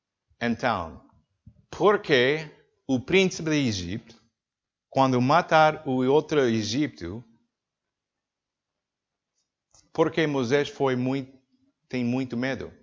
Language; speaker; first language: Portuguese; non-native, learner; English